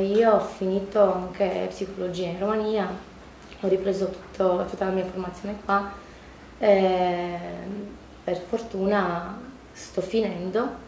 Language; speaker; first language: Italian; non-native, fluent; Romanian